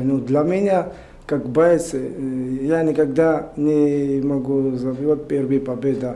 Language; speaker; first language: Russian; non-native, learner; Georgian